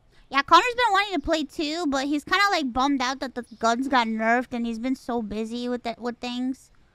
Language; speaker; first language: English; early bilingual, other home language; Spanish